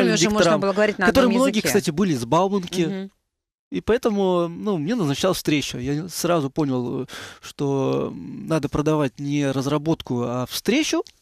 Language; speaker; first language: Russian; native; Russian